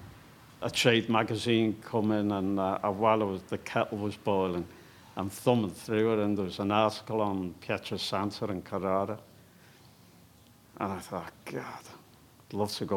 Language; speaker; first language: English; native; English